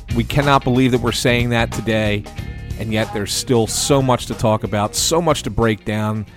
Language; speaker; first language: English; native; English